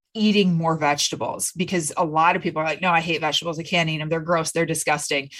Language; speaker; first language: English; native; English